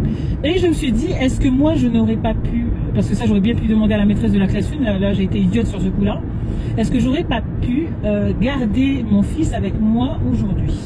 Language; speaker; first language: French; native; French